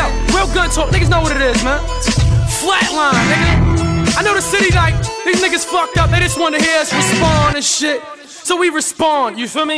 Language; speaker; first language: English; native; English